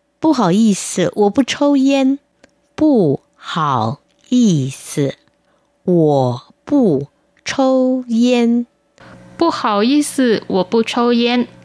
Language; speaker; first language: Chinese; non-native, fluent; Vietnamese